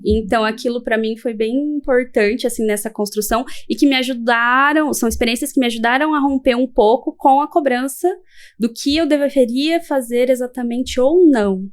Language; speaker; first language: Portuguese; native; Portuguese